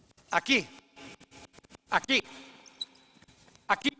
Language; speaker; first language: Spanish; non-native, learner; English